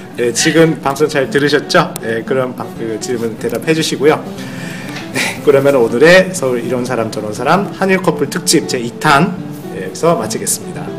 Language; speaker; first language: Korean; non-native, fluent; Japanese